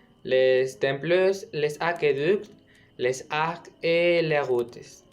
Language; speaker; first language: French; non-native, learner; Spanish